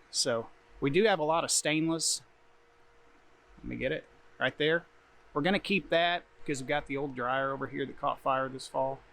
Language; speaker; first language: English; native; English